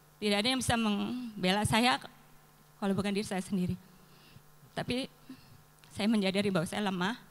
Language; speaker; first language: Indonesian; native; Indonesian